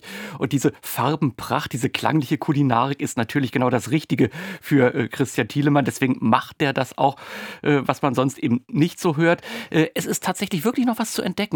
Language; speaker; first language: German; native; German